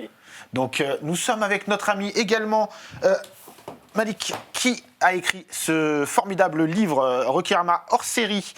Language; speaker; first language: French; native; French